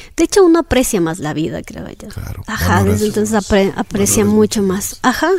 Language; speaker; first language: Spanish; native; Spanish